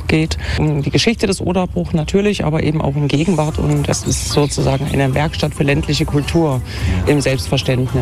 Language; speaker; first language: German; native; German